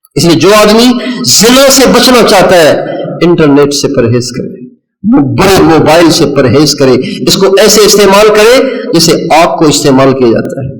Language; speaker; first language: Urdu; non-native, local second language; Sindhi